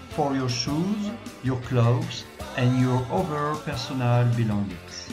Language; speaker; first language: English; non-native, fluent; French